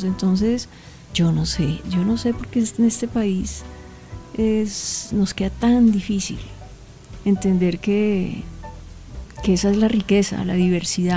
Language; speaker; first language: Spanish; native; Spanish